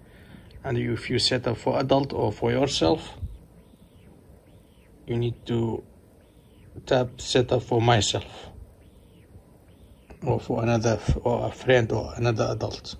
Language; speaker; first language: English; non-native, fluent; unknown